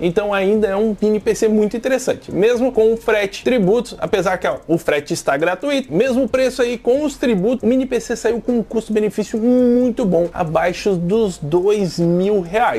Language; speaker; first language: Portuguese; native; Portuguese